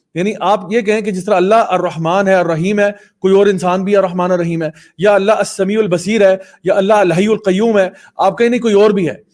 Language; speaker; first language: Urdu; native; Urdu